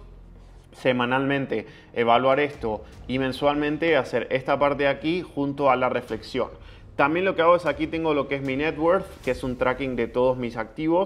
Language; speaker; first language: Spanish; native; Spanish